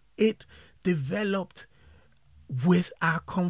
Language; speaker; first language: English; non-native, local second language; Yoruba